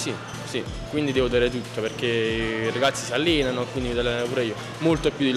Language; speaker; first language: Italian; native; Italian